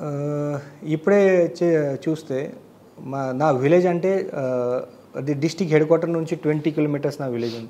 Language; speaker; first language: Telugu; non-native, learner; Marathi